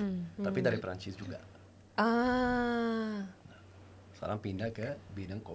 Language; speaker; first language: Indonesian; non-native, learner; French